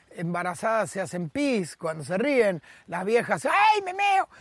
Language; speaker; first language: Spanish; native; Spanish